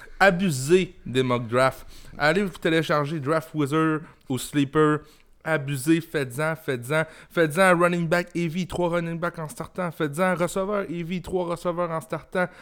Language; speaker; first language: French; native; French